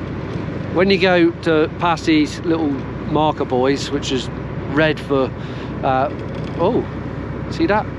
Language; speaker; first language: English; native; English